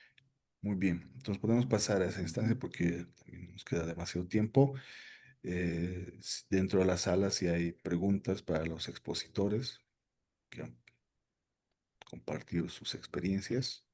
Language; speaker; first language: Spanish; native; Spanish